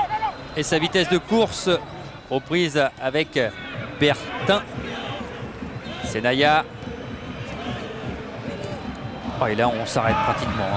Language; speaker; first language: French; native; French